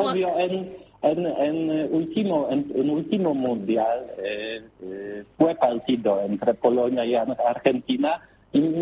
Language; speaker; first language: Spanish; non-native, learner; Polish